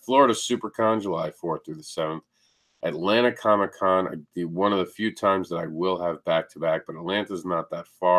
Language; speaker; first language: English; native; English